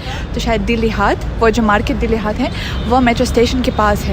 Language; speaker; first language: Hindi; non-native, fluent; Russian